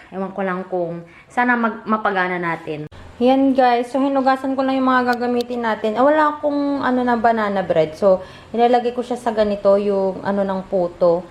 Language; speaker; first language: Filipino; non-native, local second language; Iloko